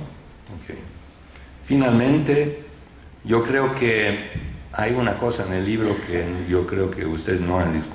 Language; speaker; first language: Spanish; non-native, fluent; English